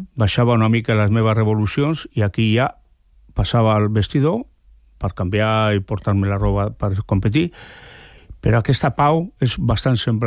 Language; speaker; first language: Catalan; native; Catalan